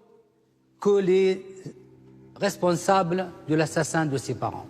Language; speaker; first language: French; non-native, fluent; Assyrian Neo-Aramaic